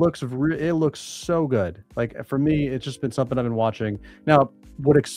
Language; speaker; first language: English; native; English